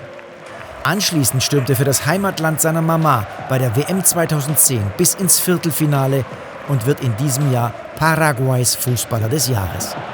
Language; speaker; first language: German; native; German